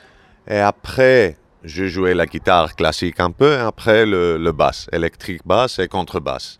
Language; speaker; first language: French; non-native, learner; Greek